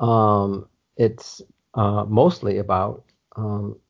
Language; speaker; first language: English; native; English